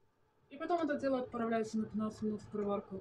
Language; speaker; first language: Russian; native; Russian